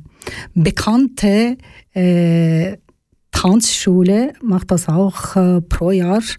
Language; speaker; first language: German; non-native, learner; Georgian